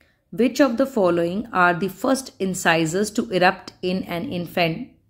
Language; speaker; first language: English; non-native, local second language; Hindi